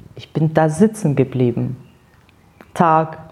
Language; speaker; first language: German; non-native, fluent; Russian